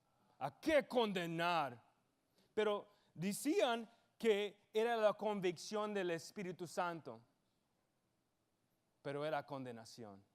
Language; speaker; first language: Spanish; early bilingual, heritage; English